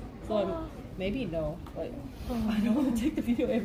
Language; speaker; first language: English; non-native, learner; Japanese